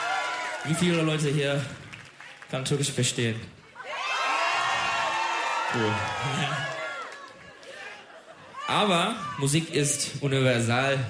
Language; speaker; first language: German; non-native, learner; Turkish